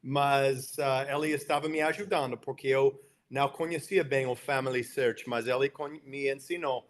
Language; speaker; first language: Portuguese; non-native, fluent; English